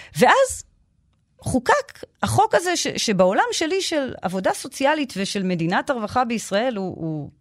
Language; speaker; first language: Hebrew; native; Hebrew